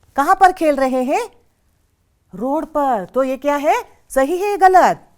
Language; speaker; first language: Hindi; non-native, local second language; Kannada